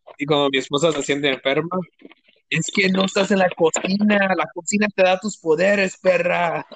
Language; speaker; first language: Spanish; early bilingual, heritage; Spanish